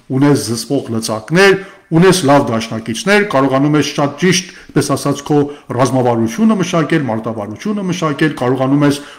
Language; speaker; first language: Armenian; early bilingual, heritage; Armenian